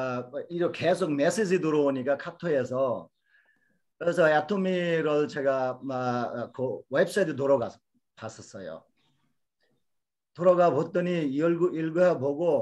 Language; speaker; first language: Korean; non-native, fluent; Bangla